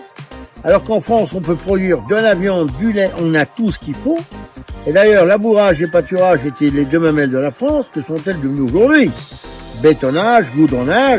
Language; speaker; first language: French; native; French